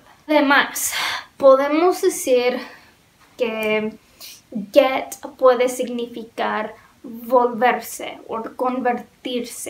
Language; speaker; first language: Spanish; non-native, learner; English